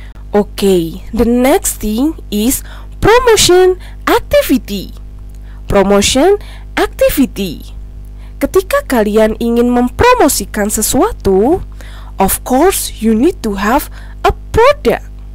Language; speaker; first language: English; non-native, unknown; Indonesian